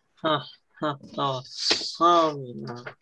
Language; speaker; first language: Chinese; early bilingual, heritage; English